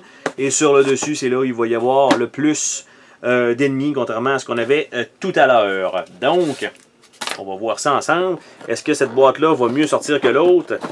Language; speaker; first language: French; native; French